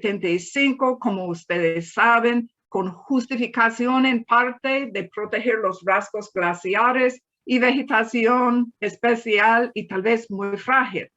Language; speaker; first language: Spanish; non-native, fluent; English